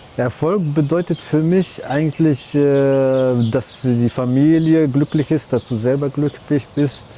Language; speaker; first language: German; early bilingual, other home language; Arabic